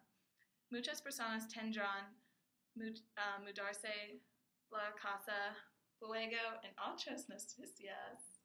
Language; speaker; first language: Spanish; non-native, learner; English